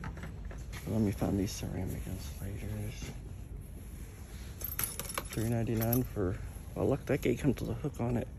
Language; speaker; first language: English; native; English